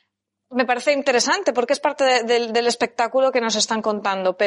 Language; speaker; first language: Spanish; native; Spanish